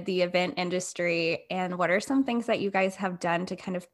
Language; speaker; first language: English; native; English